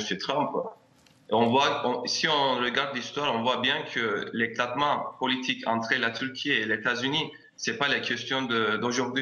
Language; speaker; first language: French; non-native, fluent; Turkish